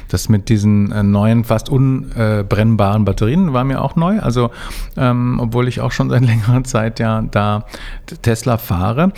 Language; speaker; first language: German; native; German